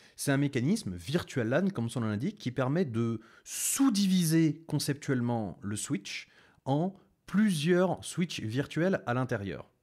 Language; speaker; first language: French; native; French